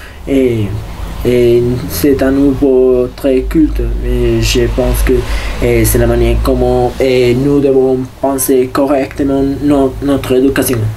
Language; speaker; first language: French; non-native, learner; Spanish